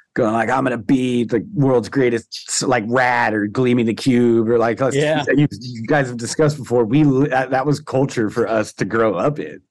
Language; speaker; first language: English; native; English